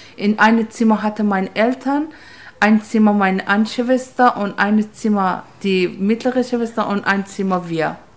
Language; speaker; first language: German; non-native, fluent; Persian